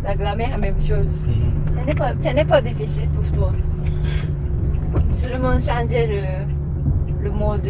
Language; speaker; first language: French; non-native, learner; Japanese